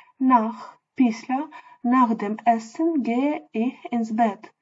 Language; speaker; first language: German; non-native, fluent; Ukrainian